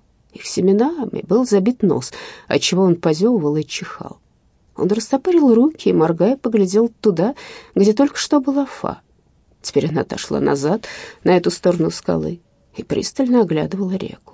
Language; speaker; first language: Russian; native; Russian